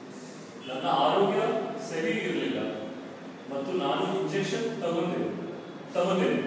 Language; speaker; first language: Kannada; non-native, learner; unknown